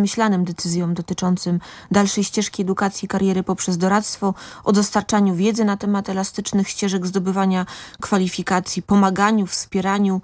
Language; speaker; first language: Polish; native; Polish